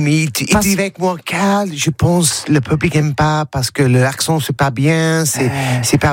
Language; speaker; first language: French; non-native, learner; English